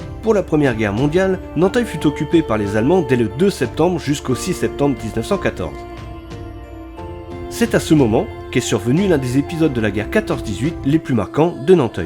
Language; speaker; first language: French; native; French